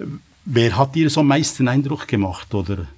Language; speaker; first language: German; native; German